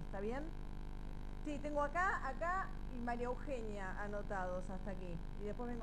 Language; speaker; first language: Spanish; native; Spanish